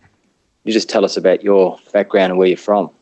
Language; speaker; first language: English; native; English